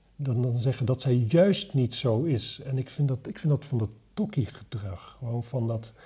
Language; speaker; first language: Dutch; native; Dutch